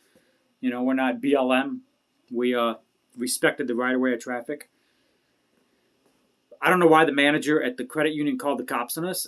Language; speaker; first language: English; native; English